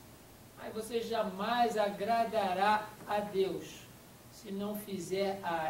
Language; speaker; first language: Portuguese; native; Portuguese